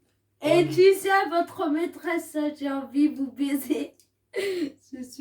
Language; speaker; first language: French; native; French